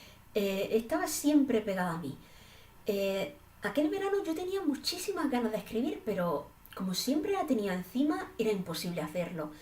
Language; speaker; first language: Spanish; native; Spanish